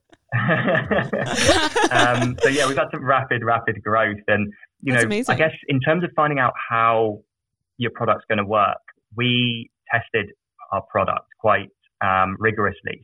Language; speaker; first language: English; native; English